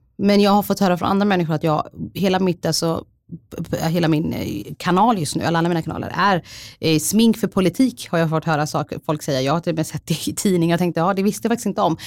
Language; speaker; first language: Swedish; early bilingual, other home language; Somali